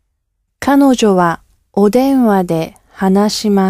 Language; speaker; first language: Japanese; non-native, learner; English